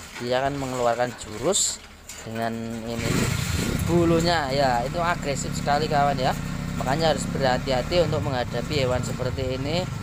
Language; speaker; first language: Indonesian; non-native, local second language; Javanese